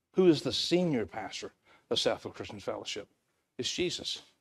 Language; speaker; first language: English; native; English